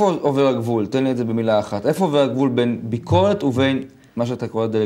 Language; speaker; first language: Hebrew; native; Hebrew